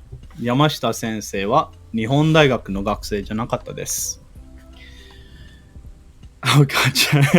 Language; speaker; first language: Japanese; non-native, learner; English